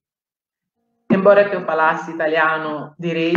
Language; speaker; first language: Portuguese; non-native, fluent; Italian